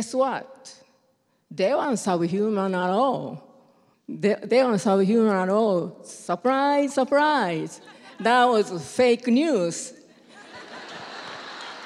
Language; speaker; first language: English; non-native, fluent; Japanese